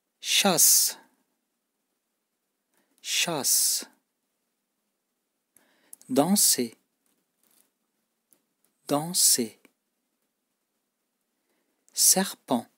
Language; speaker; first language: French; non-native, fluent; Turkish